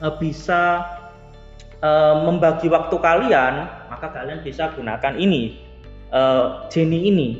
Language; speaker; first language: Indonesian; native; Indonesian